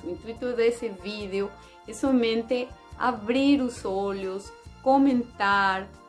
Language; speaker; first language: Portuguese; non-native, fluent; Spanish